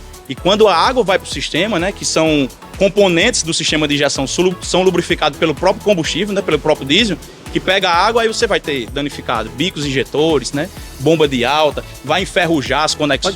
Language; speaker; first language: Portuguese; native; Portuguese